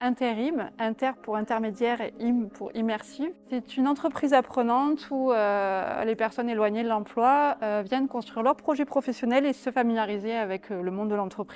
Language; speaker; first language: French; native; French